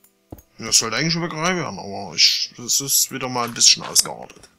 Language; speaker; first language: German; native; German